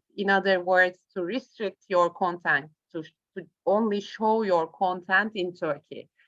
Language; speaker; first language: English; non-native, fluent; Turkish